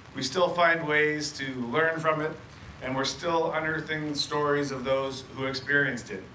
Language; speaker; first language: English; native; English